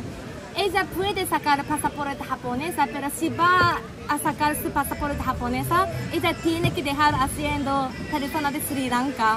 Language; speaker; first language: Spanish; non-native, fluent; Japanese